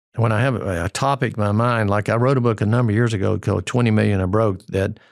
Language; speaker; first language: English; native; English